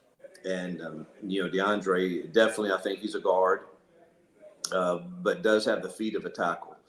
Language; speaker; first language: English; native; English